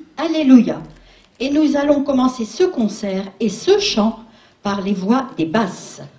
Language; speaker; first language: French; native; French